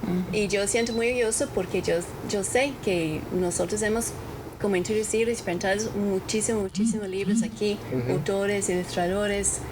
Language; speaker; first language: Spanish; non-native, fluent; English